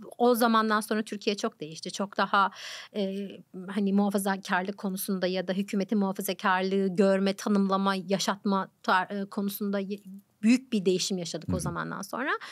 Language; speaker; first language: Turkish; native; Turkish